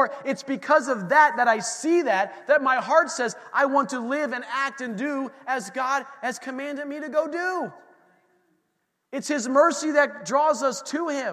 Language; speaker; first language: English; native; English